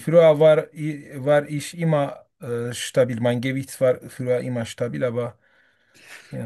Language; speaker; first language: German; non-native, learner; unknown